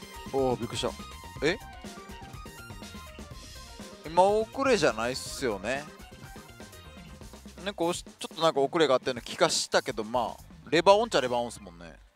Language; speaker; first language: Japanese; native; Japanese